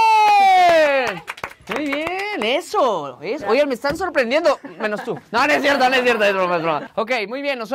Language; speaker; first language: Spanish; native; Spanish